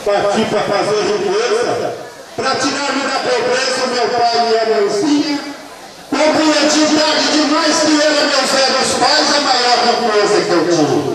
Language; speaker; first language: Portuguese; native; Portuguese